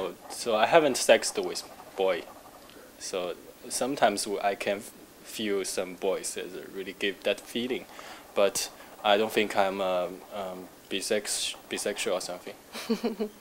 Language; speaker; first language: English; non-native, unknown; Chinese